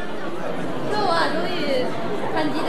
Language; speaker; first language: Japanese; non-native, fluent; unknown